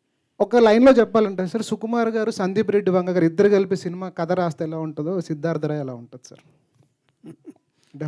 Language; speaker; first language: Telugu; native; Telugu